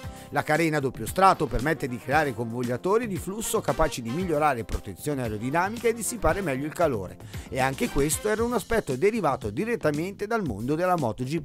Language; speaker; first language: Italian; native; Italian